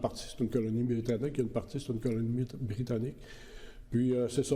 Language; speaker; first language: French; native; French